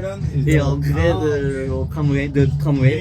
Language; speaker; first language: French; non-native, learner; Japanese